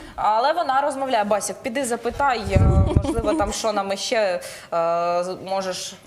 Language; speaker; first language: Ukrainian; native; Ukrainian